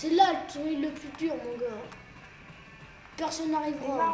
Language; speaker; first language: French; native; French